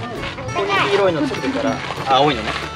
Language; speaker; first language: Japanese; native; Japanese